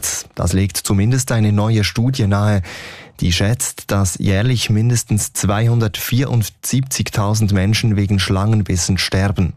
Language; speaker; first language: German; native; German